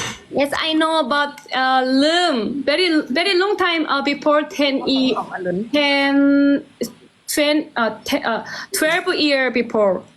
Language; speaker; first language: English; non-native, learner; Korean